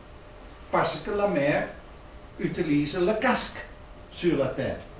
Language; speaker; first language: French; non-native, learner; Dutch